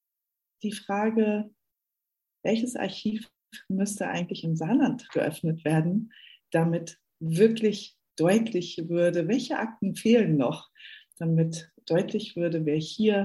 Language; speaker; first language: German; native; German